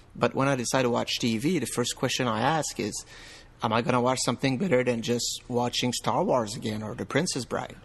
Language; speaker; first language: English; non-native, fluent; French